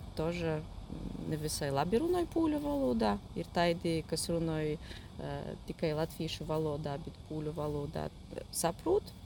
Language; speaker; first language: Latvian; non-native, local second language; Polish